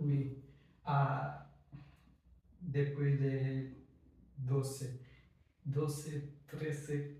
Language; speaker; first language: French; non-native, learner; English